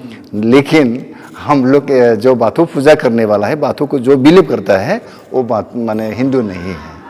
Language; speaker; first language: Hindi; non-native, local second language; Bodo